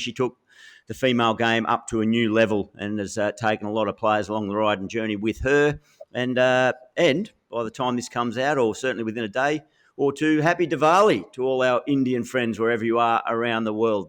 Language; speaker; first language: English; native; English